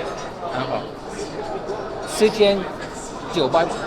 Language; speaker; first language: Chinese; non-native, learner; Amharic